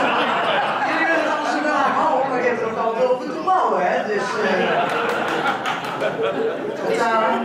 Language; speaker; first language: Dutch; native; Dutch